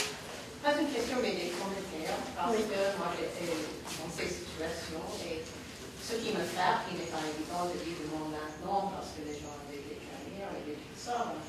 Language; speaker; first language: French; non-native, fluent; English